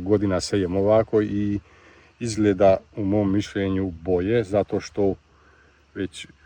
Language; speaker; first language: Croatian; non-native, local second language; Hungarian